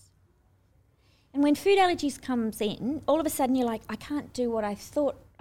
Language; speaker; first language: English; native; English